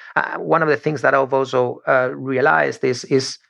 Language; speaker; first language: English; non-native, fluent; Spanish